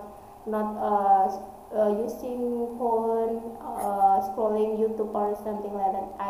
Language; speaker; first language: English; non-native, learner; Indonesian